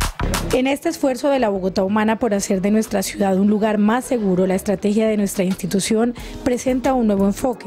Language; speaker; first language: Spanish; native; Spanish